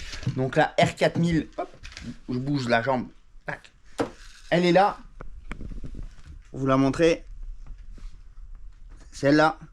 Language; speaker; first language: French; native; French